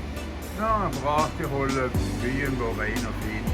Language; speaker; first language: Norwegian; native; Norwegian